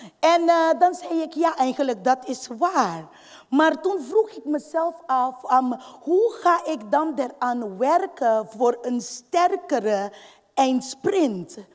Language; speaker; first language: Dutch; non-native, fluent; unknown